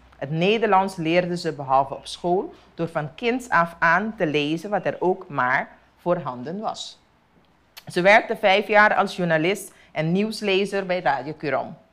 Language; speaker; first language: Dutch; non-native, local second language; Papiamento